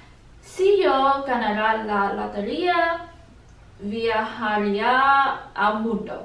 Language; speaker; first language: Spanish; non-native, learner; English